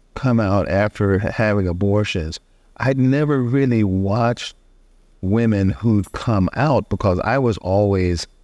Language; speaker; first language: English; native; English